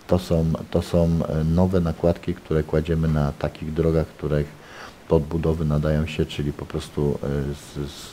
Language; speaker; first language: Polish; native; Polish